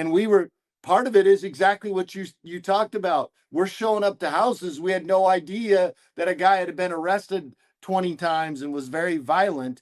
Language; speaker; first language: English; native; English